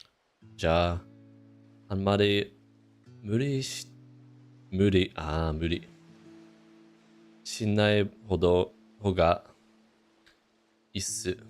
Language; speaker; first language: Japanese; non-native, fluent; English